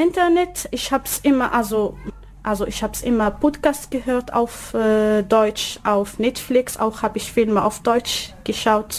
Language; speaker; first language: German; non-native, learner; Arabic